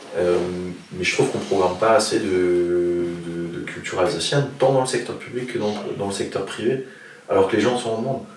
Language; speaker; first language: French; non-native, local second language; Swiss German